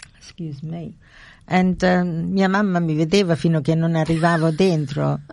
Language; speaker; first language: Italian; native; Italian